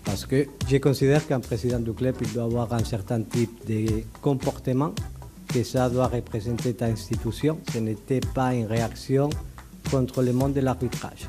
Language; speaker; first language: French; native; French